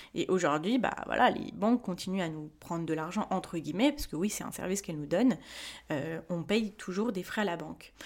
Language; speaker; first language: French; early bilingual, other home language; Spanish